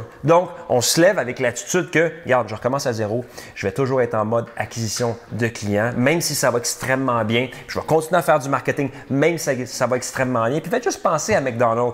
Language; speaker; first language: French; native; French